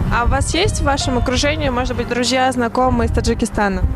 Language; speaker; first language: Russian; native; Russian